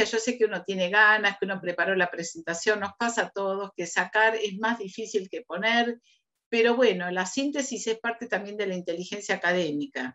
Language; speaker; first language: Spanish; native; Spanish